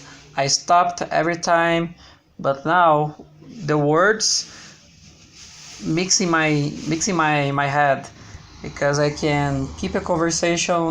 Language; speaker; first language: English; non-native, learner; Portuguese